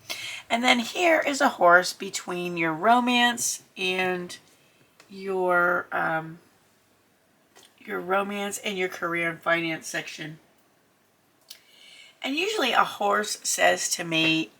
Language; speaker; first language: English; native; English